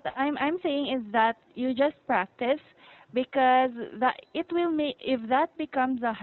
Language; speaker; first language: English; non-native, fluent; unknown